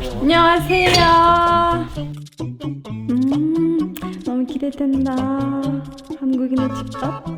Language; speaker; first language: Korean; non-native, learner; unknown